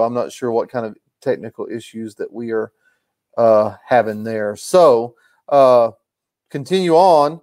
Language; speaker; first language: English; native; English